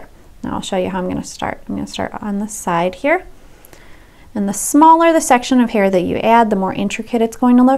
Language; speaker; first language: English; native; English